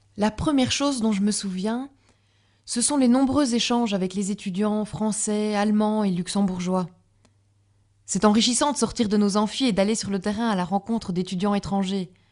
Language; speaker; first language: French; native; French